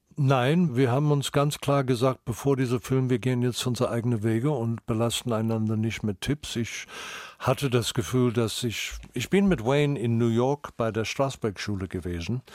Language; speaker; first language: German; non-native, fluent; English